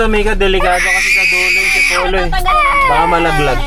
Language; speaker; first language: Filipino; native; Filipino